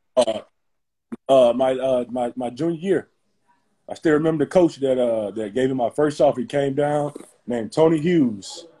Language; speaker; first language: English; native; English